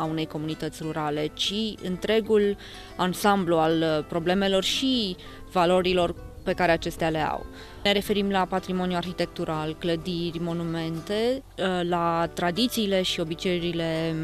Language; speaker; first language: Romanian; native; Romanian